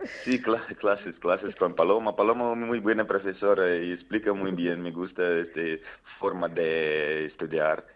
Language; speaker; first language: Spanish; non-native, learner; Belarusian